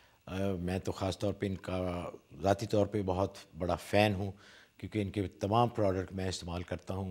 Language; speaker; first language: Urdu; native; Urdu